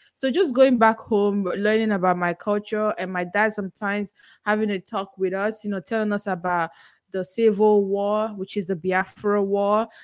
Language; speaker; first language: English; non-native, local second language; Igbo